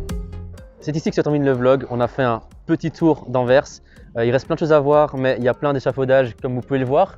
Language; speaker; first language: French; native; French